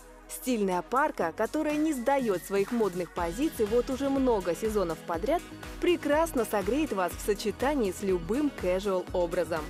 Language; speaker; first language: Russian; native; Russian